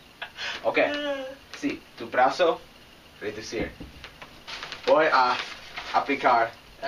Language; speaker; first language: Spanish; non-native, learner; English